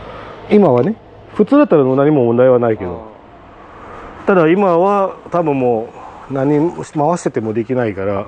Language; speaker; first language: Japanese; non-native, fluent; Indonesian